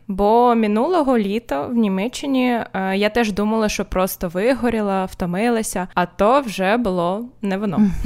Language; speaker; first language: Ukrainian; non-native, local second language; Russian